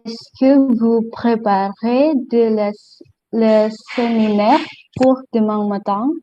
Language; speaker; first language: French; non-native, learner; Indonesian